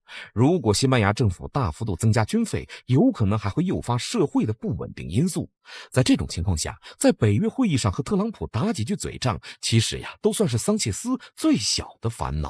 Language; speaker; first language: Chinese; native; Chinese